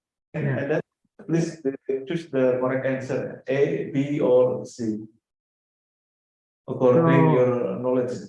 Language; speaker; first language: English; non-native, fluent; Indonesian